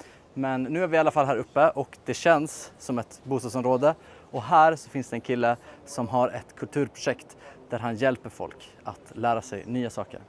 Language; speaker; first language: Swedish; native; Swedish